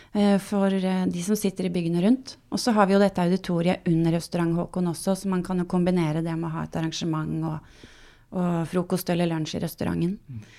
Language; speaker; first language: Norwegian; native; Norwegian